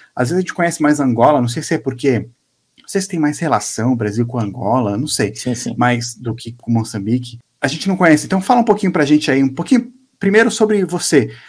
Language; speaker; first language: Portuguese; native; Portuguese